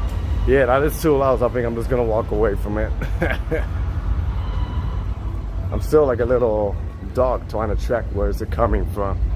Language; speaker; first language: English; non-native, local second language; Spanish